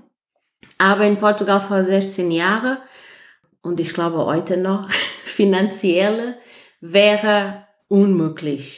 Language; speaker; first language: German; non-native, fluent; Portuguese